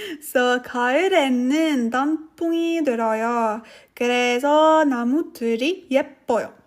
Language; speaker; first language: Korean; non-native, learner; French